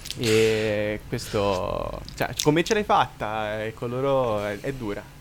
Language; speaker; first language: Italian; native; Italian